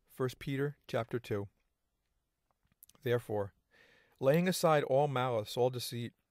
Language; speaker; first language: English; native; English